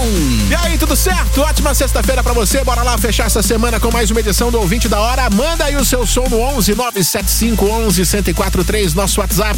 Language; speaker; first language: Portuguese; native; Portuguese